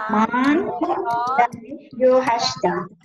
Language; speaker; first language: Persian; non-native, learner; Indonesian